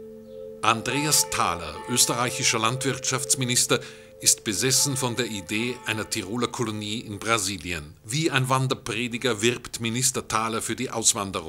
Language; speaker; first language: German; native; German